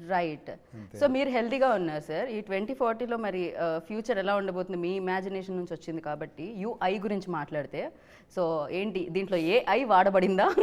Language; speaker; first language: Telugu; native; Telugu